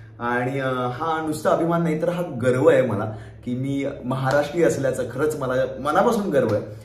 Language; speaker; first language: Marathi; native; Marathi